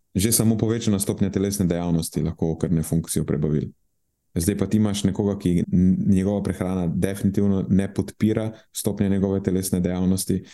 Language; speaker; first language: Slovenian; early bilingual, other home language; Bosnian